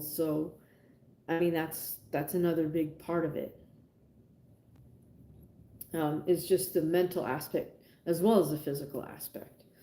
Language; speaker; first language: English; native; English